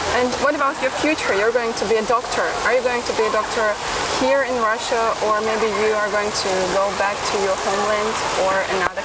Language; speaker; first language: English; non-native, fluent; Russian